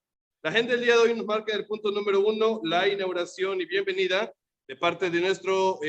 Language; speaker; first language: Spanish; native; Spanish